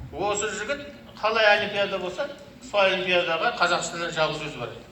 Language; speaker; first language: Kazakh; native; Kazakh